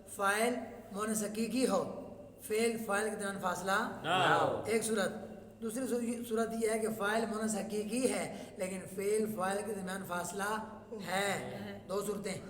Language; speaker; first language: Urdu; non-native, local second language; Northern Hindko